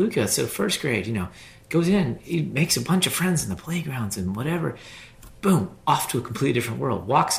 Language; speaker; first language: English; native; English